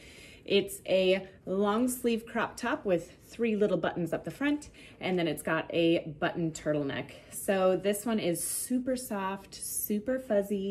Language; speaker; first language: English; native; English